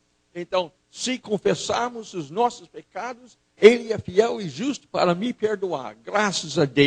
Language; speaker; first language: Portuguese; non-native, fluent; English